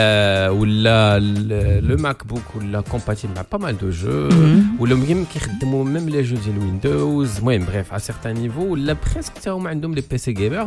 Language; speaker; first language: French; non-native, local second language; Arabic